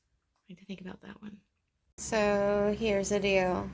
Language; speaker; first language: English; native; English